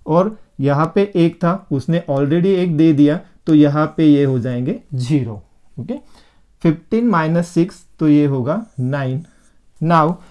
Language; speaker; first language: Hindi; non-native, local second language; Marathi